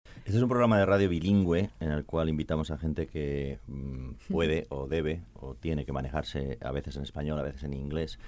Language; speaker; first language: Spanish; native; Spanish